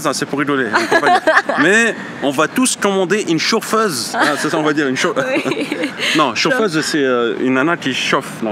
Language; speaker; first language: French; native; French